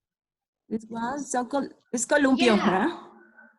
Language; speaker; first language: English; non-native, learner; Spanish